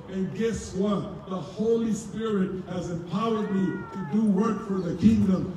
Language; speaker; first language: English; early bilingual, other home language; Spanish